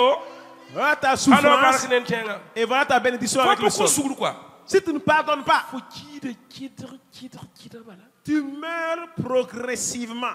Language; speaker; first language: French; non-native, local second language; Mossi